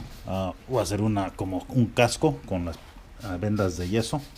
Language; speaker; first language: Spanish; early bilingual, heritage; Spanish